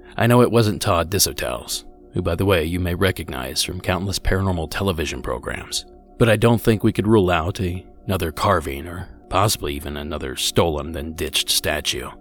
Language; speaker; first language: English; native; English